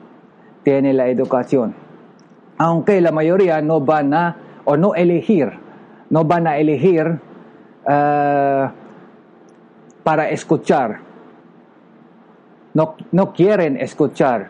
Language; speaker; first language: Spanish; non-native, learner; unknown